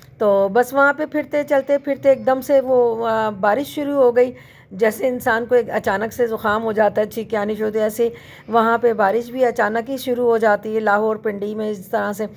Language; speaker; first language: Urdu; native; Urdu